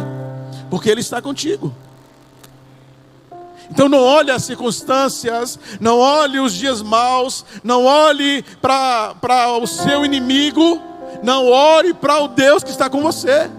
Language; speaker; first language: Portuguese; native; Portuguese